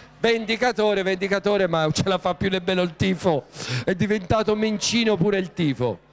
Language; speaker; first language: Italian; native; Italian